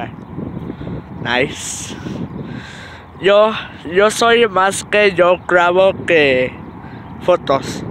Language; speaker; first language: Spanish; early bilingual, heritage; English